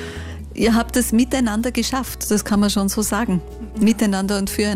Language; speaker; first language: German; native; German